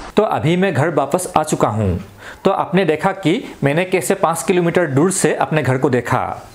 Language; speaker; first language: Hindi; non-native, local second language; Assamese